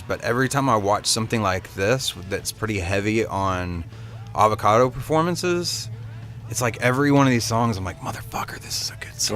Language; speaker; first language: English; native; English